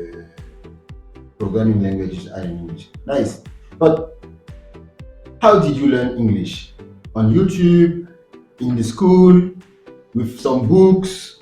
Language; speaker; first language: English; non-native, fluent; French